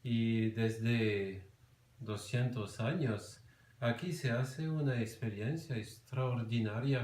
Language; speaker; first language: Spanish; non-native, fluent; French